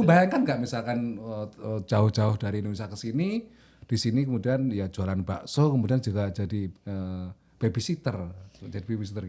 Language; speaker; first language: Indonesian; native; Indonesian